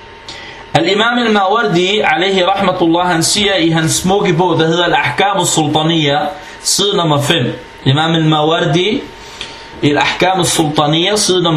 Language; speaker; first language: Danish; early bilingual, other home language; Arabic